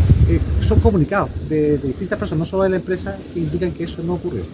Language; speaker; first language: Spanish; native; Spanish